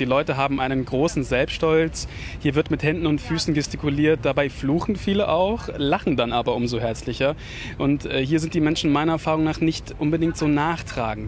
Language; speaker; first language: German; native; German